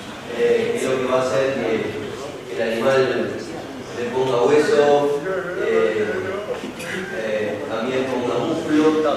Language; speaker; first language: Spanish; native; Spanish